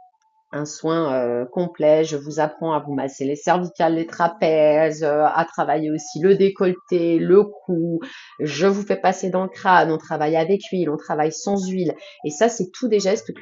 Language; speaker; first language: French; native; French